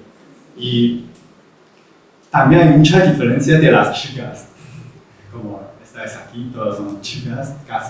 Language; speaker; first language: Spanish; non-native, fluent; Chinese